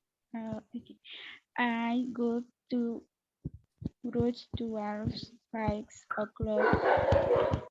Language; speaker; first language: English; non-native, learner; Spanish